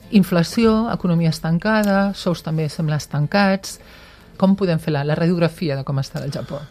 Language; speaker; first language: Catalan; native; Catalan